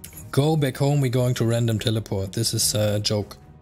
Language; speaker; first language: English; non-native, fluent; German